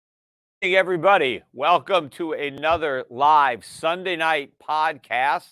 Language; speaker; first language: English; native; English